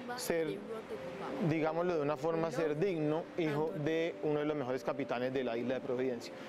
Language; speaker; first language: Spanish; non-native, local second language; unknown